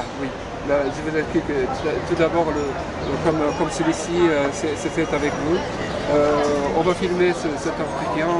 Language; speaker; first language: French; non-native, learner; Japanese